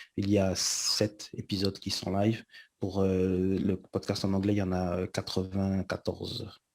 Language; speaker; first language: French; early bilingual, other home language; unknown